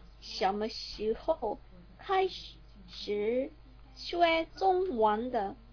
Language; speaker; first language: Chinese; non-native, learner; Korean